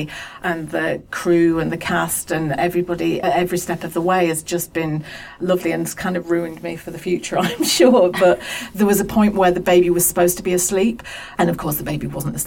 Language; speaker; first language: English; native; English